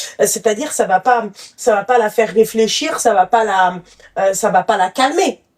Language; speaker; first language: French; native; French